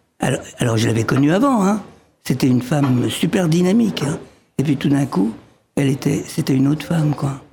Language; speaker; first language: French; early bilingual, other home language; Arabic